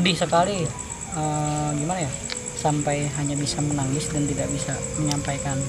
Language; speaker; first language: Indonesian; native; Indonesian